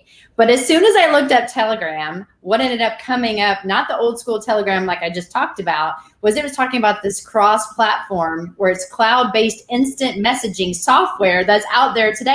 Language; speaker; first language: English; native; English